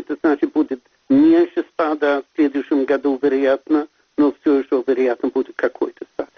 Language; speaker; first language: Russian; non-native, fluent; Swedish